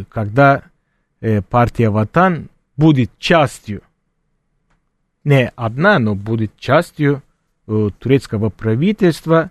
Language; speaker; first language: Russian; non-native, fluent; Turkish